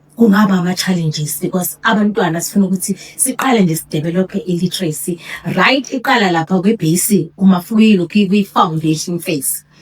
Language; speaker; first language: Zulu; native; Zulu